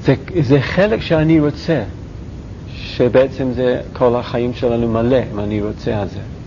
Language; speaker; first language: Hebrew; non-native, learner; English